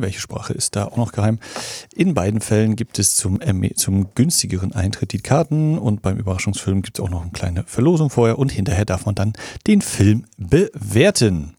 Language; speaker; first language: German; native; German